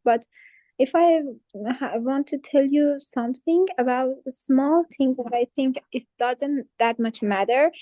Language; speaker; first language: English; non-native, fluent; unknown